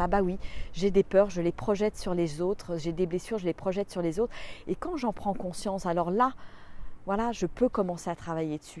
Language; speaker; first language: French; native; French